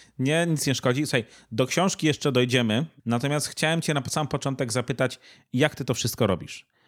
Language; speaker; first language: Polish; native; Polish